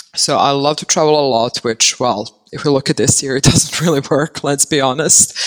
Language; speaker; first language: English; non-native, fluent; Serbian